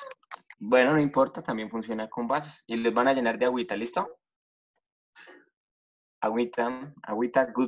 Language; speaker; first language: Spanish; native; Spanish